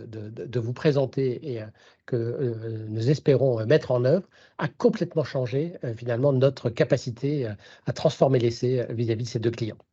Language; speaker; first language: French; native; French